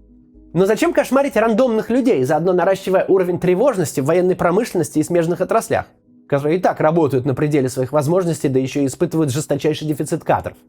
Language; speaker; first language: Russian; native; Russian